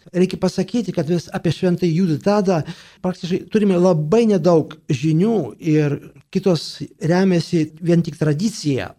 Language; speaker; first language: Lithuanian; native; Lithuanian